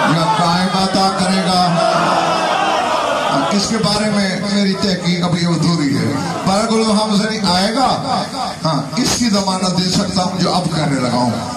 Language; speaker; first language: Urdu; non-native, local second language; Saraiki